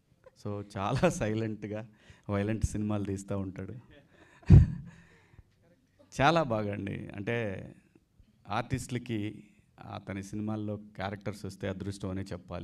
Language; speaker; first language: Telugu; native; Telugu